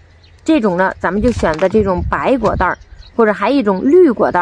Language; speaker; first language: Chinese; native; Chinese